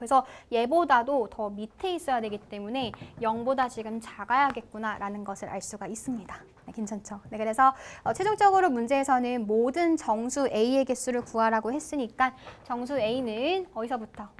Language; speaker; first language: Korean; native; Korean